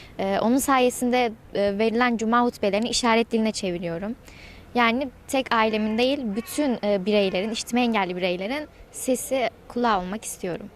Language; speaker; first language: Turkish; native; Turkish